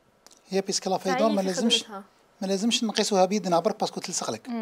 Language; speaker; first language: Arabic; native; Arabic